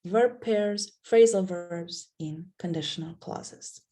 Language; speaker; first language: English; non-native, fluent; Slovenian